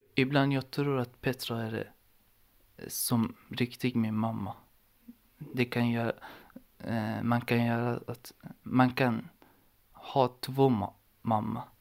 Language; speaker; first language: Swedish; non-native, learner; Persian